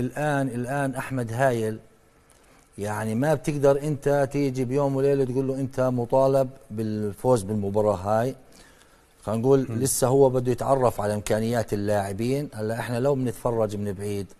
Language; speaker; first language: Arabic; native; Arabic